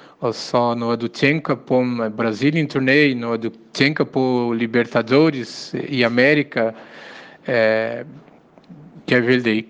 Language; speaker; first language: Danish; non-native, learner; Portuguese